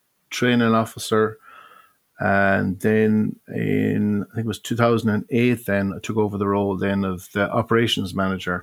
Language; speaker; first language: English; native; English